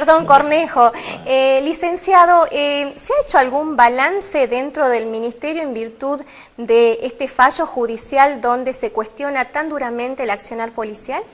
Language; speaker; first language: Spanish; native; Spanish